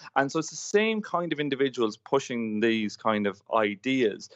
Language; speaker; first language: English; native; English